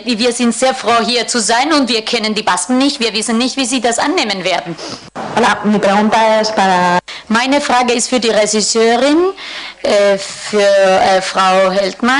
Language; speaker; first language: German; non-native, fluent; Spanish